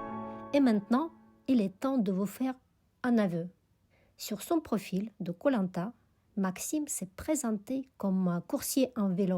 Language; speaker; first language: French; non-native, fluent; Russian